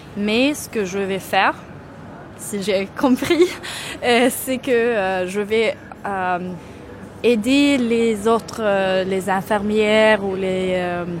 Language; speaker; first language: French; non-native, fluent; Swedish